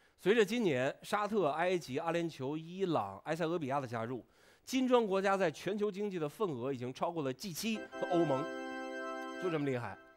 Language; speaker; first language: Chinese; native; Chinese